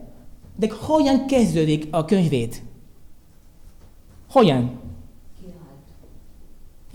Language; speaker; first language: Hungarian; non-native, learner; Spanish